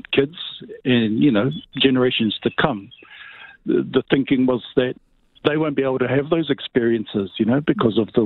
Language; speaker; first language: English; native; English